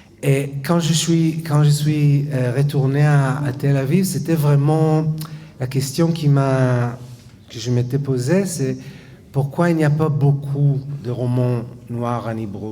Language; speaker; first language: French; non-native, fluent; Hebrew